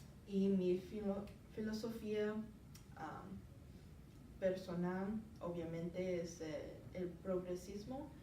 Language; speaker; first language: Spanish; non-native, learner; English